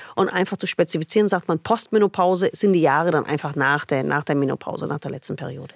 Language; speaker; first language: German; non-native, fluent; English